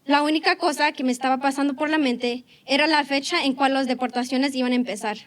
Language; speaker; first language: Spanish; early bilingual, heritage; Spanish